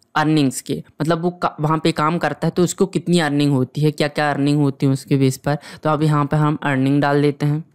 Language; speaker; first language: Hindi; native; Hindi